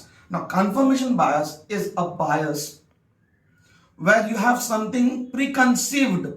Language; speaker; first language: English; non-native, local second language; Bangla